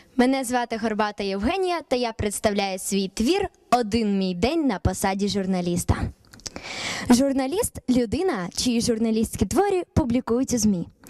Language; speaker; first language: Ukrainian; native; Ukrainian